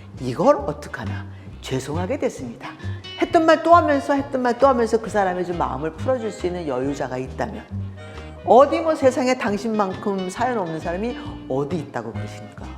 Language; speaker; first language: Korean; early bilingual, heritage; Korean